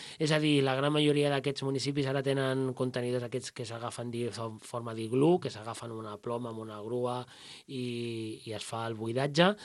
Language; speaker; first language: Catalan; native; Catalan